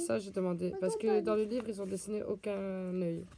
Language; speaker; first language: French; native; French